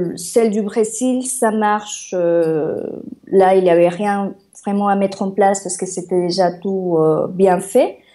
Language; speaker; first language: French; non-native, fluent; Spanish